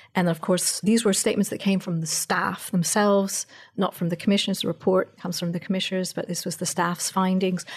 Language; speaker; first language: English; native; English